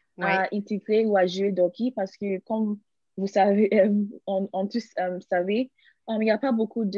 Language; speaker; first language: French; non-native, learner; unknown